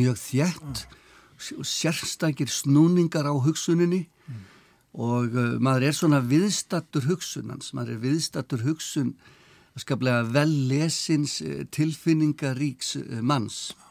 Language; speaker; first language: Icelandic; native; Icelandic